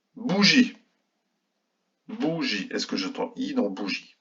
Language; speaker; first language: French; native; French